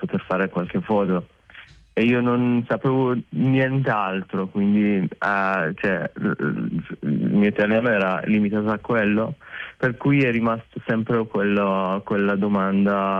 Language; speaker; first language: Italian; non-native, fluent; Persian